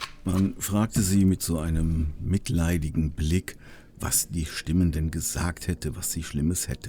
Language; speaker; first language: German; native; German